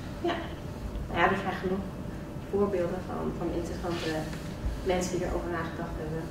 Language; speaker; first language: Dutch; native; Dutch